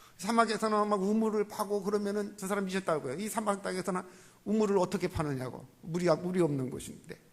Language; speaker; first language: Korean; native; Korean